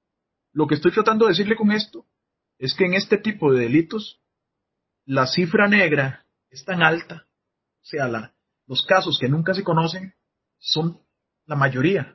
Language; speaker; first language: Spanish; native; Spanish